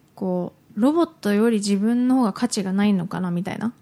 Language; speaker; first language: Japanese; native; Japanese